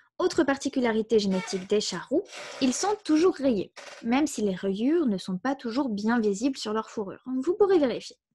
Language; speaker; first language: French; native; French